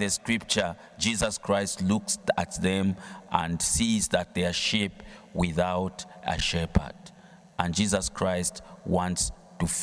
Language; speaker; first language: English; non-native, local second language; Bemba